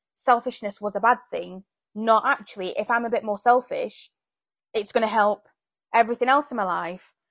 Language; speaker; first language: English; early bilingual, other home language; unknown